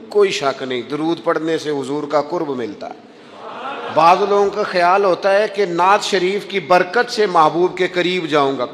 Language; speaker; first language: Urdu; non-native, local second language; Punjabi